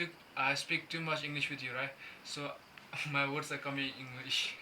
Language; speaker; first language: English; non-native, fluent; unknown